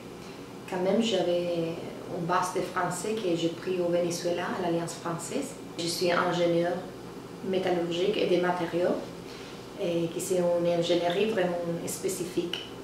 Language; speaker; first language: French; non-native, learner; Spanish